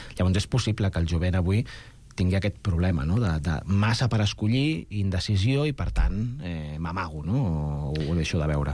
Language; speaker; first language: Catalan; non-native, local second language; Spanish